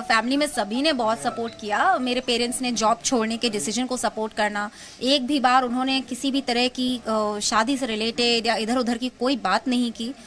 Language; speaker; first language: Hindi; native; Hindi